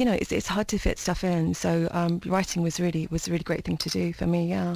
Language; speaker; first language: English; native; English